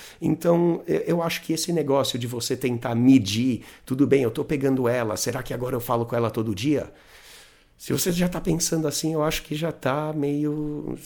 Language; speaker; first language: Portuguese; non-native, fluent; English